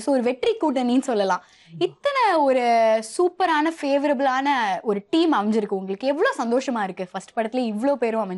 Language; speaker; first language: Tamil; native; Tamil